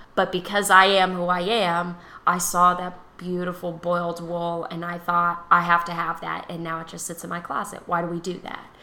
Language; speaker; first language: English; native; English